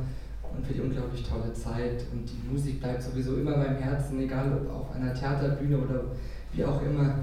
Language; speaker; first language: German; native; German